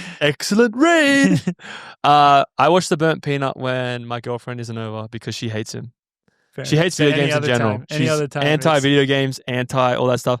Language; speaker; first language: English; native; English